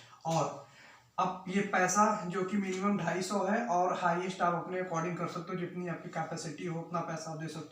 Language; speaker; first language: Hindi; native; Hindi